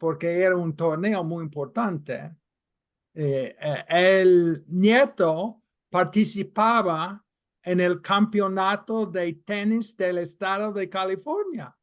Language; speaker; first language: Spanish; non-native, fluent; English